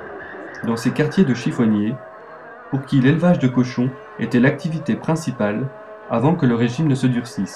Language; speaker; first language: French; native; French